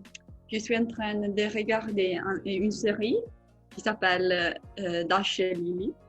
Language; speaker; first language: French; non-native, learner; Italian